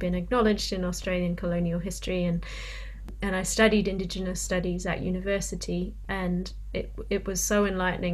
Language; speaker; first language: English; native; English